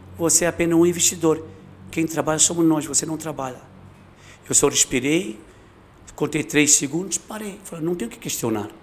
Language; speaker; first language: Portuguese; non-native, fluent; Chinese